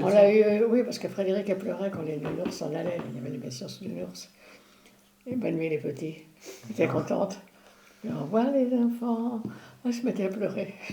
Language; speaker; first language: French; native; French